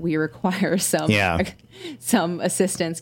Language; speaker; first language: English; native; English